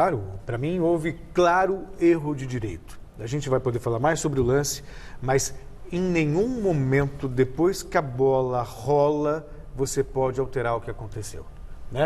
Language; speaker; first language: Portuguese; native; Portuguese